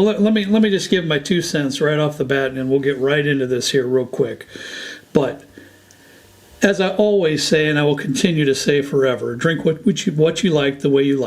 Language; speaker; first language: English; native; English